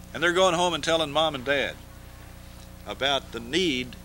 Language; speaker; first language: English; native; English